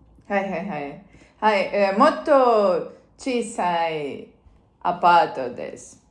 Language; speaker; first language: Japanese; non-native, learner; Russian